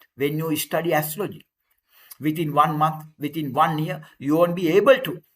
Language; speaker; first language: English; non-native, local second language; Sinhala